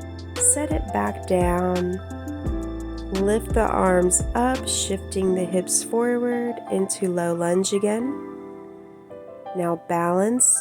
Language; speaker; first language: English; native; English